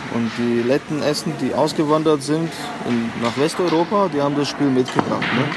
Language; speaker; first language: German; non-native, fluent; Latvian